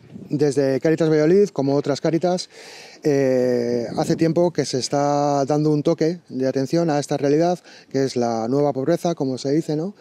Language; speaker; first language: Spanish; native; Spanish